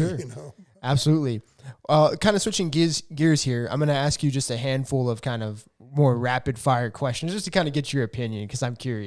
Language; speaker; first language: English; native; English